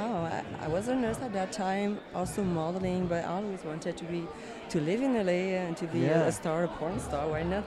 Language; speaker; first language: English; non-native, fluent; French